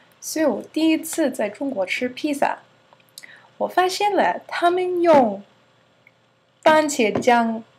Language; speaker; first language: Chinese; non-native, learner; English